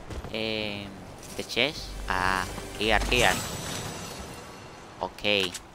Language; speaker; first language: English; non-native, learner; Spanish